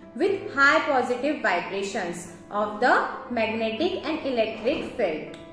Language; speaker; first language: English; non-native, local second language; Hindi